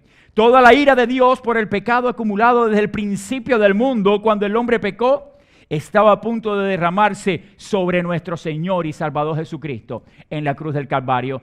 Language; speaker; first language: Spanish; native; Spanish